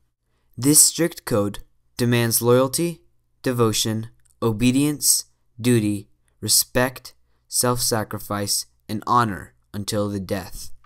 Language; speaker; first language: English; native; English